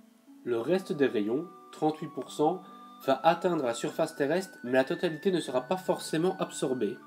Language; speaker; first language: French; native; French